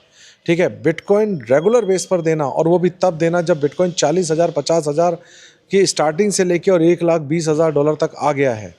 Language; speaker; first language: Hindi; native; Hindi